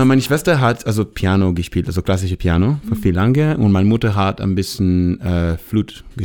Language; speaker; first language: German; non-native, learner; Hebrew